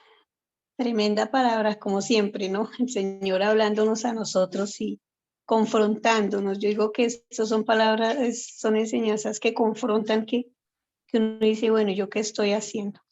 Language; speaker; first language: Spanish; native; Spanish